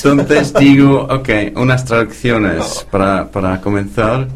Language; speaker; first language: Spanish; non-native, fluent; English